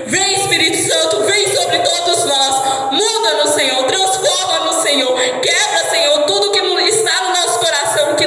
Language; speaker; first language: Portuguese; native; Portuguese